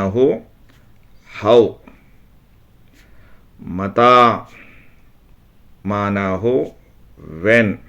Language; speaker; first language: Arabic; non-native, fluent; Urdu